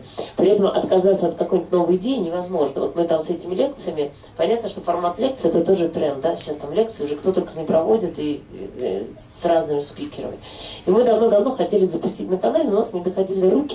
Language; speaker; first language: Russian; native; Russian